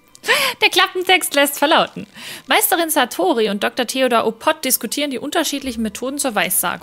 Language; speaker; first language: German; native; German